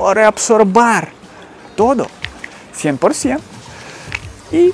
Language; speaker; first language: Spanish; non-native, fluent; Ukrainian